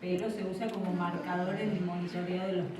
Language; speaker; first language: Spanish; native; Spanish